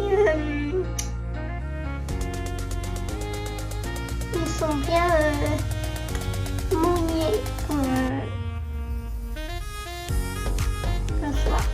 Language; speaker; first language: French; native; French